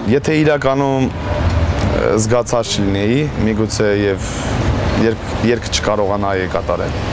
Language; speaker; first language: Armenian; early bilingual, heritage; Armenian